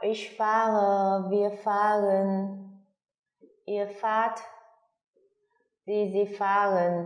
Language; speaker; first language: German; non-native, fluent; Vietnamese